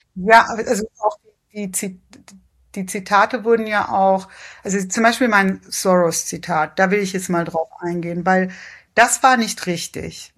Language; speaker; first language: German; early bilingual, other home language; Persian